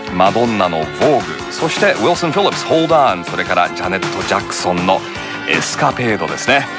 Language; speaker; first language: Japanese; early bilingual, heritage; Japanese